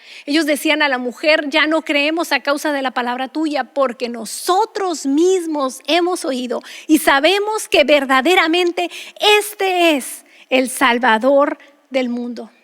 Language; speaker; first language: Spanish; native; Spanish